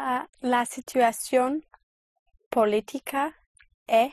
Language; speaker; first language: Spanish; non-native, learner; English